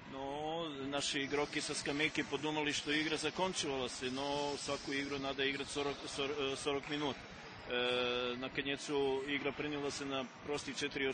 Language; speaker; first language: Russian; non-native, learner; Serbian